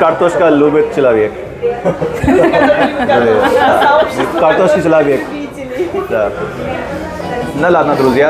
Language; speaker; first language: Russian; non-native, learner; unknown